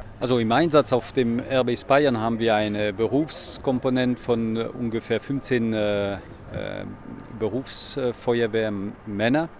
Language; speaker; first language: German; non-native, local second language; French